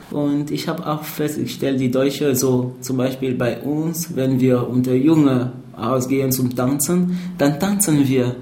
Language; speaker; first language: German; non-native, fluent; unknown